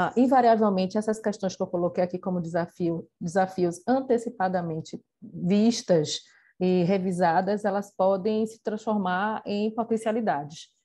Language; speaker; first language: Portuguese; native; Portuguese